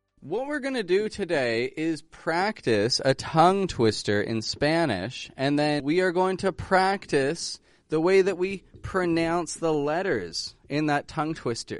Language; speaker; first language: English; native; English